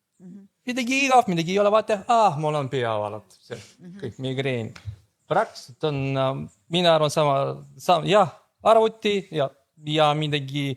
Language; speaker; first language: Estonian; non-native, fluent; Russian